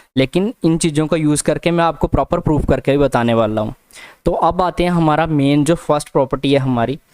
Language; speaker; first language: Hindi; non-native, local second language; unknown